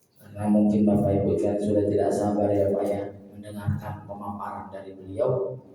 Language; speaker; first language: Indonesian; native; Indonesian